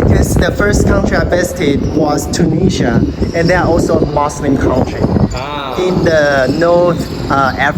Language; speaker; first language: English; non-native, fluent; Chinese